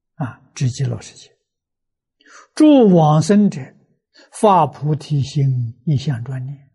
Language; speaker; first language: Chinese; native; Chinese